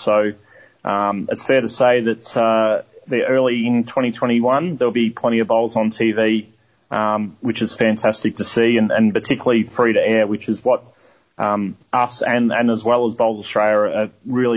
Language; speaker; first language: English; native; English